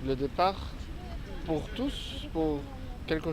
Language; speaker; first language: French; non-native, learner; Portuguese